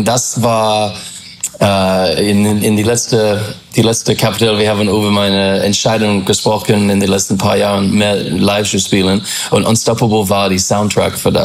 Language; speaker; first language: German; non-native, learner; English